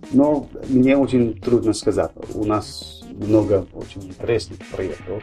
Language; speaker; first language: Russian; non-native, learner; English